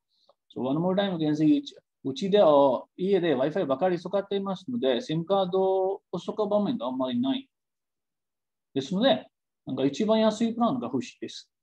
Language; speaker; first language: Japanese; non-native, fluent; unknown